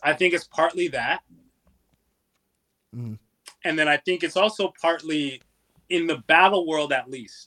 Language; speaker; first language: English; native; English